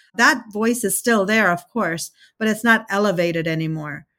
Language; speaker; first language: English; early bilingual, other home language; Telugu